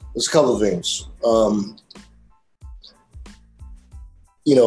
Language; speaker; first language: English; native; English